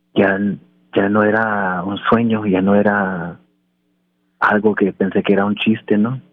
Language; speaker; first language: Spanish; early bilingual, heritage; Spanish